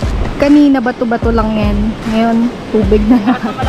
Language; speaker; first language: Filipino; native; Filipino